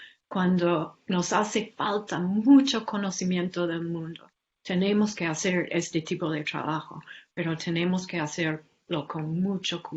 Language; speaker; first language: Spanish; non-native, fluent; English